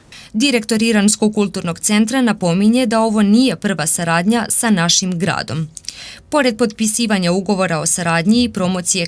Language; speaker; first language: Bosnian; native; Bosnian